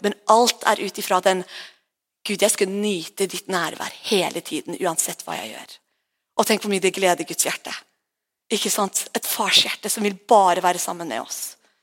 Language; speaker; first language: Norwegian; native; Norwegian